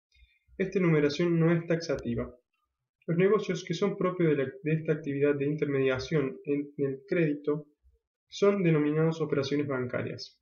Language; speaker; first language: Spanish; native; Spanish